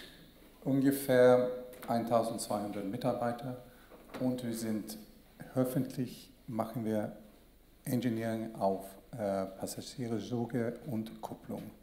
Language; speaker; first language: German; non-native, learner; Swedish